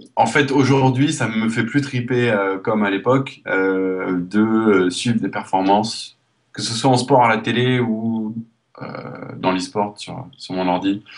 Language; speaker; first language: French; native; French